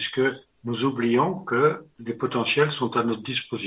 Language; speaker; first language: French; native; French